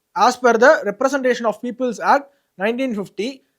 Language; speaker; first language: English; non-native, local second language; Tamil